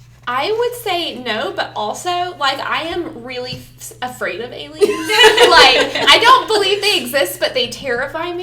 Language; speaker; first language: English; native; English